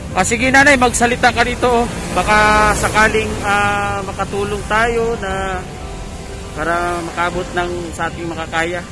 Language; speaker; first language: Filipino; non-native, local second language; Cebuano